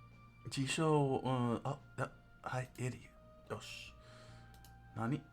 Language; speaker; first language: Japanese; non-native, learner; English